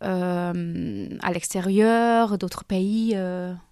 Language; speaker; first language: French; non-native, local second language; Dutch